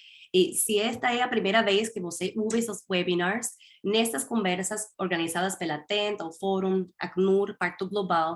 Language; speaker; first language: Portuguese; non-native, fluent; Spanish